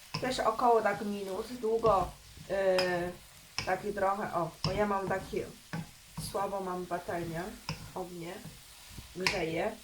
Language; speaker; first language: Polish; non-native, learner; Chinese